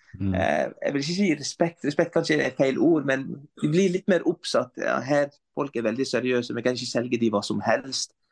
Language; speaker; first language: Norwegian; non-native, fluent; Arabic